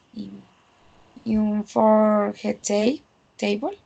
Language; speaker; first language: English; non-native, learner; Spanish